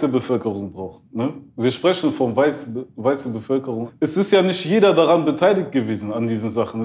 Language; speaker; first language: German; early bilingual, other home language; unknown